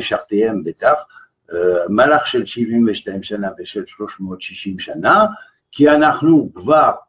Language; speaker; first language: Hebrew; non-native, fluent; French